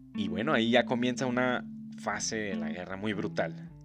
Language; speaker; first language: Spanish; native; Spanish